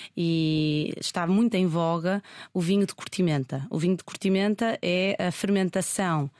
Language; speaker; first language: Portuguese; native; Portuguese